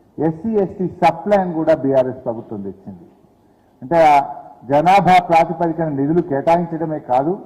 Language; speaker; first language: Telugu; native; Telugu